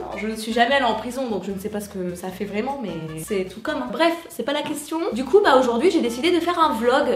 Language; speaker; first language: French; native; French